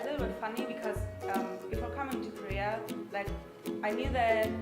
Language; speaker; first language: English; non-native, fluent; German